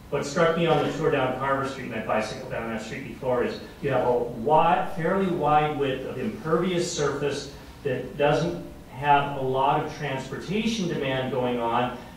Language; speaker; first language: English; native; English